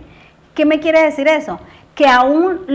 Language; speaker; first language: Spanish; native; Spanish